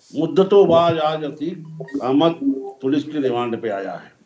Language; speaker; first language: Hindi; native; Hindi